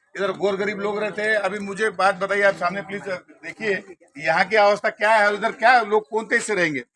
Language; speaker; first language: Hindi; non-native, local second language; Marathi